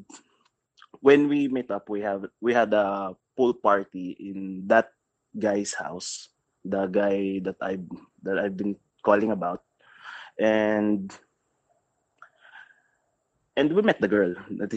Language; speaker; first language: English; non-native, local second language; Filipino